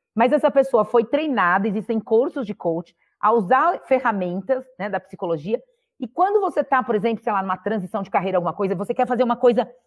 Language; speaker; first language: Portuguese; native; Portuguese